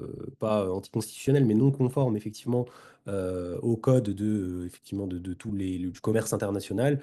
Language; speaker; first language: French; native; French